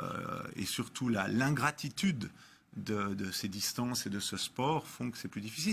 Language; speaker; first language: French; native; French